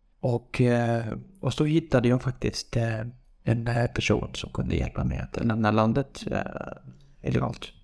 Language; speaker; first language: Swedish; non-native, fluent; Kurdish